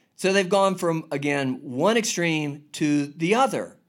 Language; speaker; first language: English; native; English